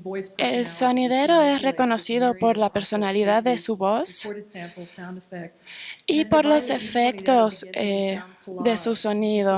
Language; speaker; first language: Spanish; non-native, fluent; English